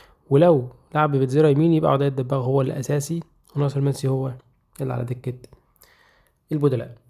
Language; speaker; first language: Arabic; native; Arabic